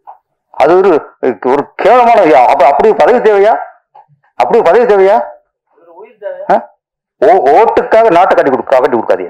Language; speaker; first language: Tamil; native; Tamil